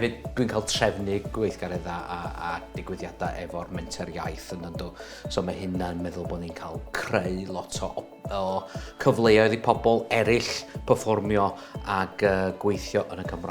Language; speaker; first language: Welsh; non-native, local second language; English